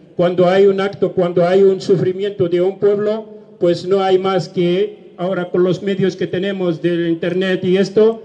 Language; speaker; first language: Spanish; non-native, fluent; Riffian